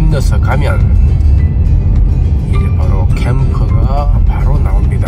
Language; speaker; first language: Korean; native; Korean